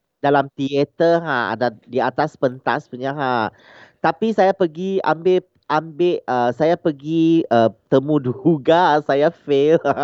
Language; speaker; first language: Malay; non-native, local second language; Chinese